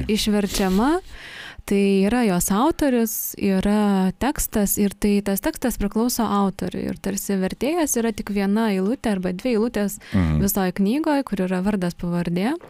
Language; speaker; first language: Lithuanian; native; Lithuanian